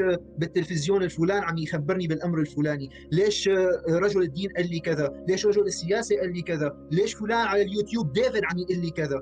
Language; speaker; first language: Arabic; native; Arabic